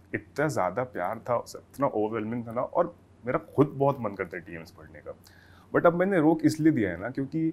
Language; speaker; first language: Hindi; native; Hindi